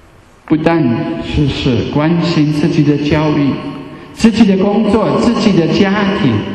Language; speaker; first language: Chinese; non-native, fluent; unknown